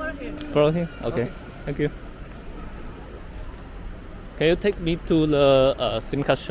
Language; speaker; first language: English; non-native, learner; Chinese